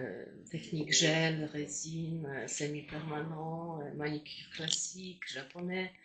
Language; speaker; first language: French; non-native, fluent; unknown